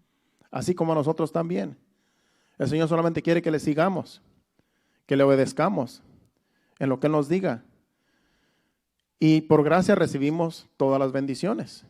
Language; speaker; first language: Spanish; native; Spanish